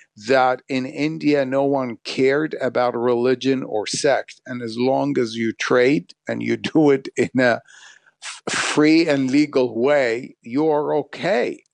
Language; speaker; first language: English; non-native, fluent; Arabic